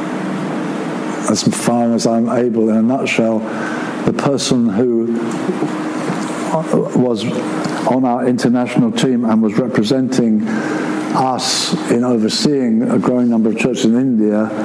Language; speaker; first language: English; native; English